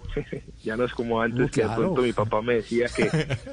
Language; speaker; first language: Spanish; native; Spanish